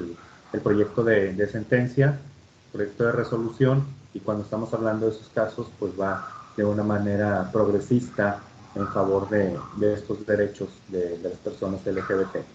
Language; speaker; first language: Spanish; native; Spanish